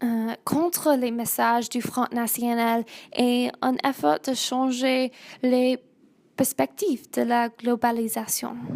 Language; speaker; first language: French; non-native, learner; English